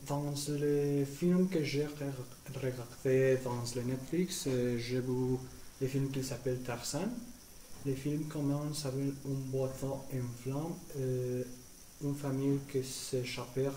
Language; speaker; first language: French; non-native, learner; Spanish